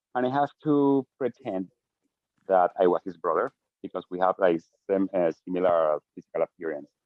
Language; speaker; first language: English; non-native, fluent; Spanish